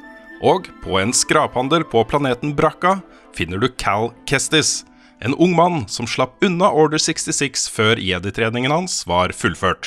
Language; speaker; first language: Norwegian; native; Norwegian